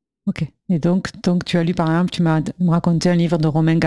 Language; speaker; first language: French; native; French